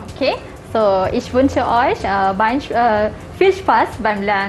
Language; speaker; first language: German; non-native, fluent; Malay